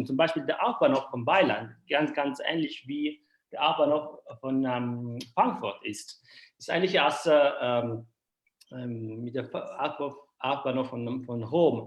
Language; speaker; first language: German; non-native, learner; Italian